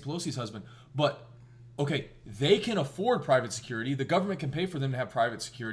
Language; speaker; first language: English; native; English